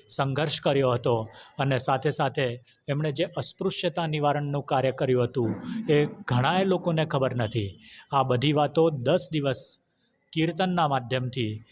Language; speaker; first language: Gujarati; native; Gujarati